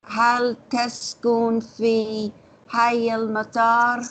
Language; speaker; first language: Arabic; non-native, learner; English